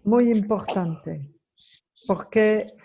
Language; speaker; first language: Spanish; non-native, fluent; French